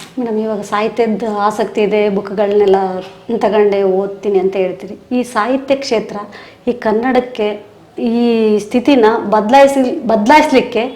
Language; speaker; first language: Kannada; native; Kannada